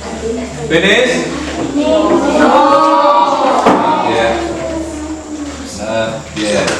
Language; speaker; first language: English; non-native, fluent; Indonesian